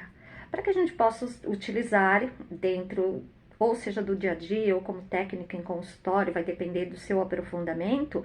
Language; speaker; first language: Portuguese; native; Portuguese